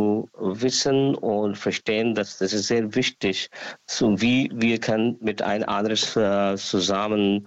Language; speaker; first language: German; non-native, learner; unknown